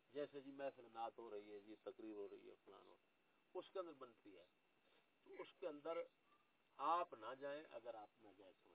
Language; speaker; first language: Urdu; non-native, local second language; Punjabi